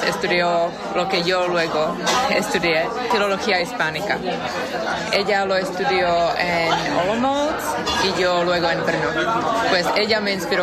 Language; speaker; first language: Spanish; non-native, fluent; Czech